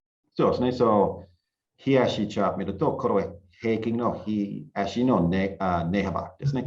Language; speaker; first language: Japanese; non-native, learner; English